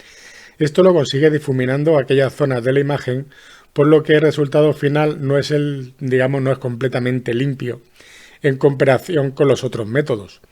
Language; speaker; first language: Spanish; native; Spanish